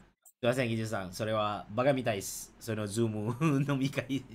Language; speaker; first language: Japanese; non-native, fluent; Malay